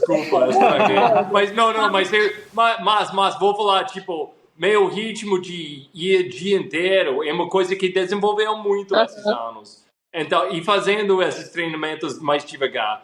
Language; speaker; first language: Portuguese; non-native, fluent; English